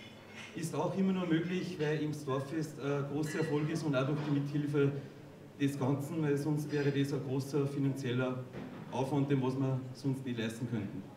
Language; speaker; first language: German; native; German